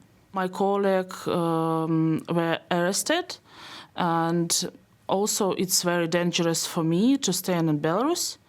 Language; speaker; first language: English; non-native, learner; Belarusian